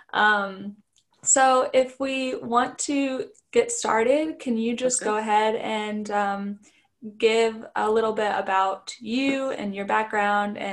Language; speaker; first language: English; native; English